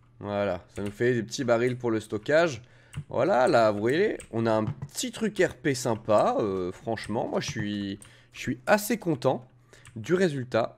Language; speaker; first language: French; native; French